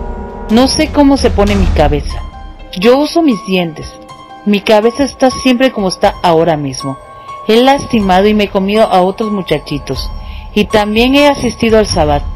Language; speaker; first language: Spanish; native; Spanish